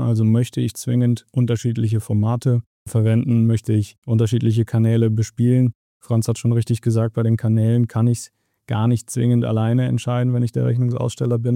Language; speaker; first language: German; native; German